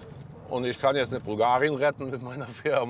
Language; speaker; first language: German; native; German